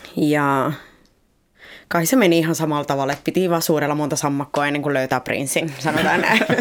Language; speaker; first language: Finnish; early bilingual, other home language; Spanish